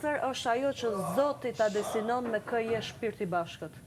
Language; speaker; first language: Albanian; native; Albanian